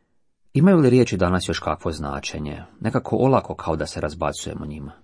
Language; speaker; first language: Croatian; native; Croatian